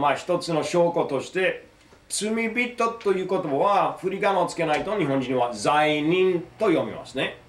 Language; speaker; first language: Japanese; non-native, fluent; English